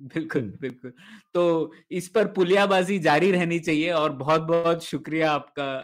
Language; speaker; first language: Hindi; native; Hindi